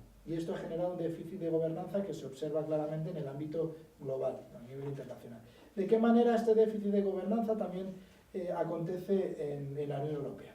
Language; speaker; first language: Spanish; native; Spanish